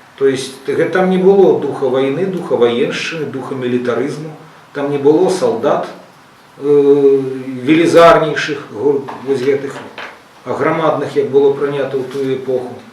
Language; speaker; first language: Belarusian; non-native, local second language; Russian